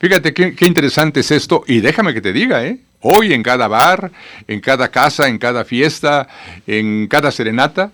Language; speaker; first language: Spanish; native; Spanish